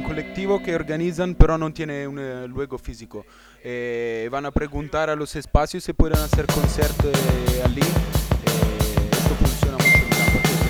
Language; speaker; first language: Spanish; non-native, learner; Italian